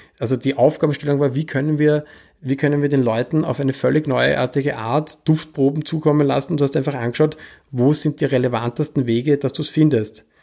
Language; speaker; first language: German; native; German